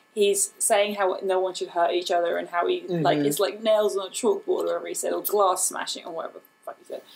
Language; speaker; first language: English; native; English